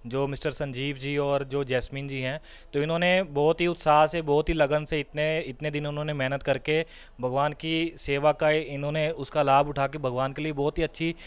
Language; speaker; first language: Hindi; non-native, local second language; Punjabi